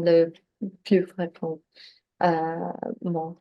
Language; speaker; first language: French; non-native, learner; Polish